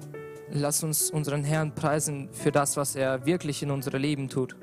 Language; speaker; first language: German; non-native, learner; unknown